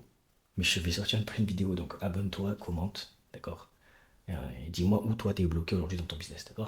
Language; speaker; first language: French; native; French